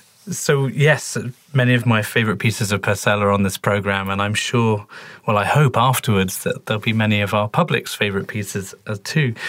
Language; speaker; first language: English; native; English